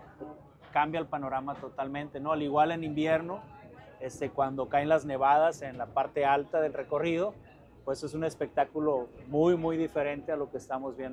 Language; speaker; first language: Spanish; native; Spanish